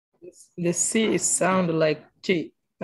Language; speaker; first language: English; non-native, fluent; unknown